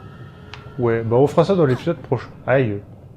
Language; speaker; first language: French; native; French